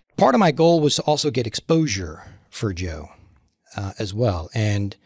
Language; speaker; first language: English; native; English